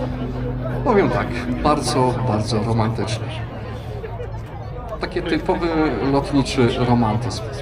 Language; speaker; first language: Polish; native; Polish